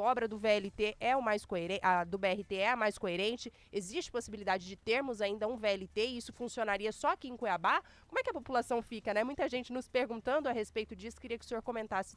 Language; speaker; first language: Portuguese; native; Portuguese